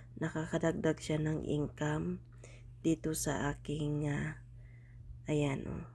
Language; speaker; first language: Filipino; native; Filipino